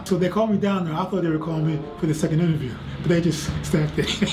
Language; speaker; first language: English; native; English